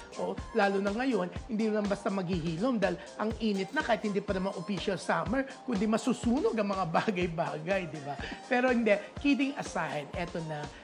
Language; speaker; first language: Filipino; native; Filipino